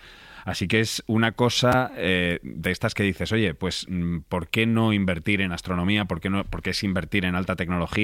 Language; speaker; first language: Spanish; native; Spanish